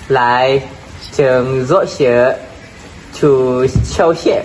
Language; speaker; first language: Chinese; non-native, learner; Malay